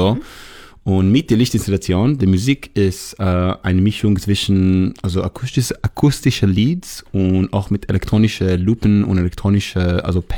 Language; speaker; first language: German; non-native, learner; Hebrew